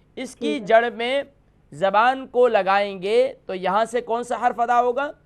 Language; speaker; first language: Urdu; native; Urdu